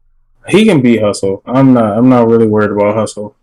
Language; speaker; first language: English; native; English